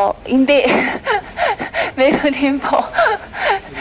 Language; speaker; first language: Filipino; non-native, learner; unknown